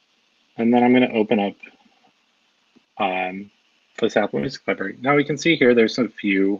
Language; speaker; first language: English; native; English